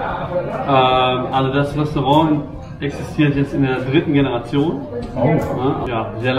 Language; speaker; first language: German; native; German